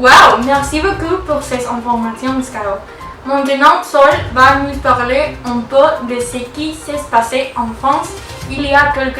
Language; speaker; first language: French; non-native, learner; Spanish